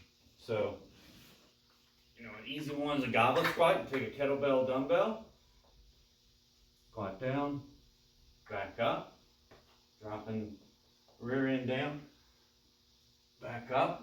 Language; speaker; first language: English; native; English